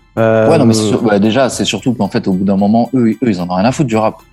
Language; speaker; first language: French; early bilingual, other home language; Italian